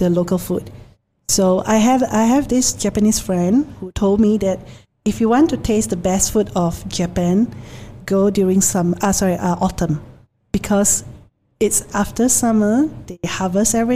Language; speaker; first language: English; non-native, local second language; Min Nan Chinese